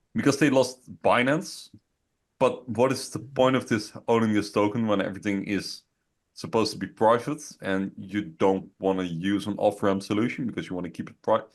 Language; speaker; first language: English; non-native, fluent; Dutch